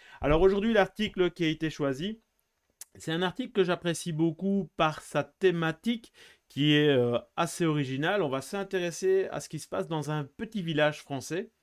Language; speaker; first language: French; native; French